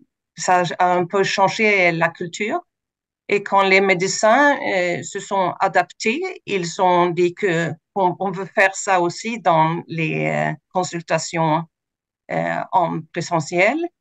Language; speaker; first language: French; non-native, fluent; Swedish